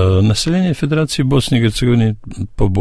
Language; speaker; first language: Russian; non-native, learner; Serbian